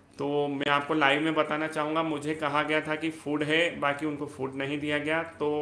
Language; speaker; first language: Hindi; native; Hindi